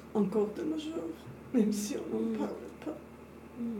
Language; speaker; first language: French; non-native, fluent; Persian